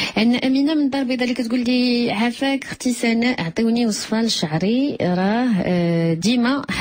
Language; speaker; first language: Arabic; native; Arabic